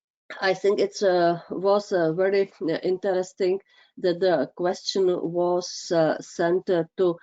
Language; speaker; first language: English; non-native, fluent; Czech